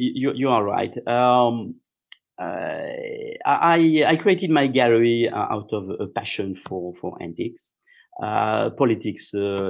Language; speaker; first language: English; non-native, fluent; French